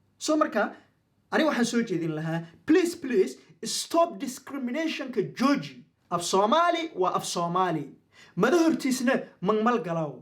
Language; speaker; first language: Somali; non-native, local second language; Maay